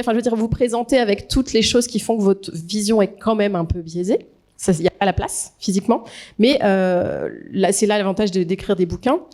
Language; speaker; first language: French; native; French